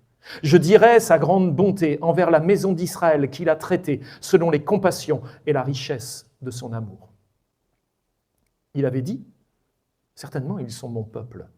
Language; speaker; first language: French; native; French